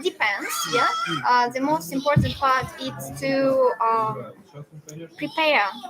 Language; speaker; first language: English; non-native, fluent; Russian